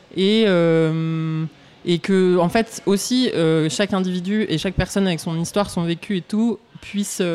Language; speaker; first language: French; native; French